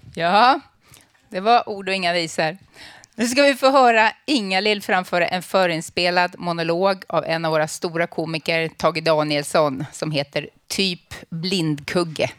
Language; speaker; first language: Swedish; native; Swedish